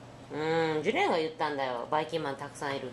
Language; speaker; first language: Japanese; native; Japanese